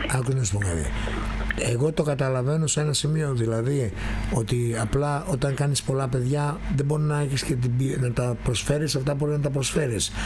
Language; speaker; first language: Greek; native; Greek